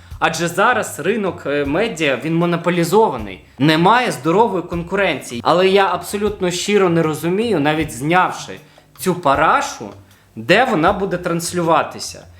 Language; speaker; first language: Ukrainian; non-native, local second language; Russian